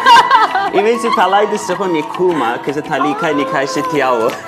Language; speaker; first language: Chinese; non-native, fluent; Turkish